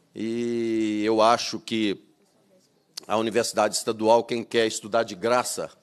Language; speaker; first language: Portuguese; native; Portuguese